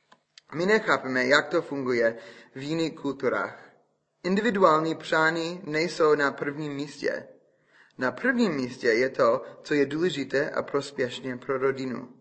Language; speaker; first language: Czech; non-native, fluent; English